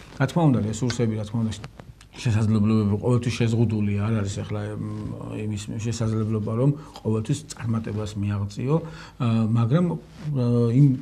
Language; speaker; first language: Georgian; native; Georgian